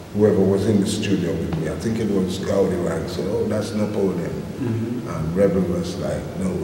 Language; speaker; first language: English; native; English